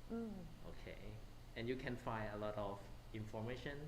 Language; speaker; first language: English; non-native, fluent; Thai